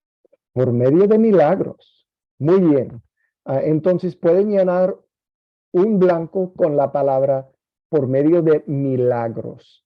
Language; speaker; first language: Spanish; non-native, fluent; English